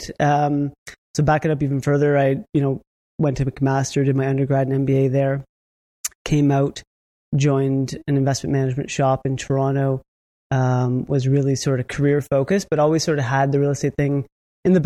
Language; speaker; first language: English; native; English